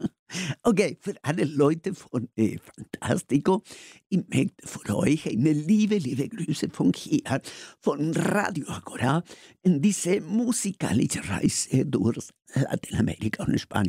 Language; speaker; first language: German; non-native, learner; Spanish